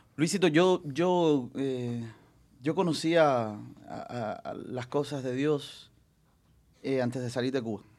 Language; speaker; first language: Spanish; native; Spanish